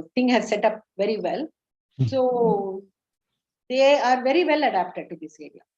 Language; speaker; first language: English; non-native, local second language; Kannada